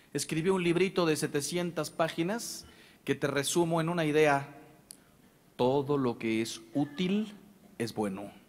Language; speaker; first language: Spanish; native; Spanish